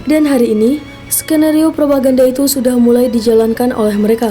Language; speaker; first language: Indonesian; native; Indonesian